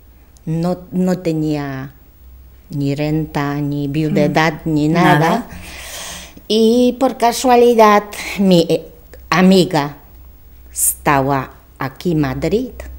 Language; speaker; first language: Spanish; non-native, learner; Polish